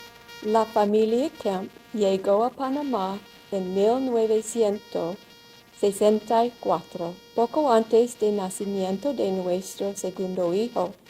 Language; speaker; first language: Spanish; non-native, learner; English